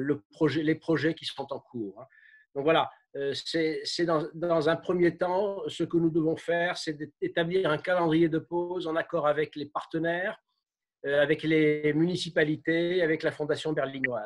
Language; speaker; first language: French; native; French